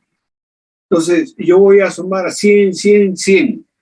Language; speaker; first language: Spanish; native; Spanish